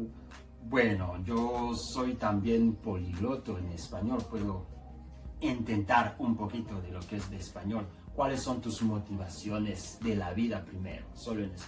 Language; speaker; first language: Spanish; non-native, learner; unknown